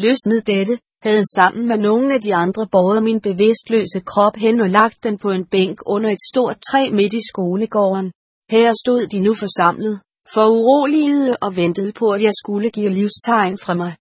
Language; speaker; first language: Danish; native; Danish